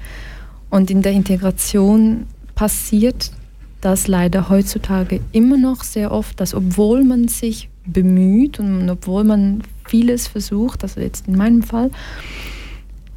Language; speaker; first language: German; early bilingual, other home language; Portuguese